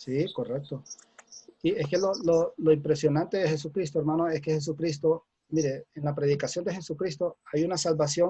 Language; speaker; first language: Spanish; native; Spanish